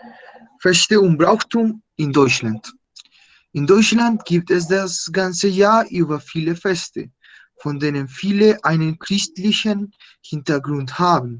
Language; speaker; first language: German; non-native, fluent; Spanish